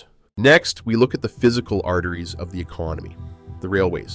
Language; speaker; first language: English; native; English